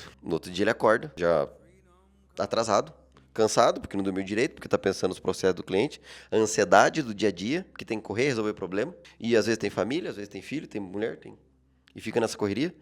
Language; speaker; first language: Portuguese; native; Portuguese